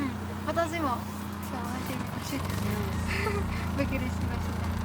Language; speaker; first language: Japanese; non-native, fluent; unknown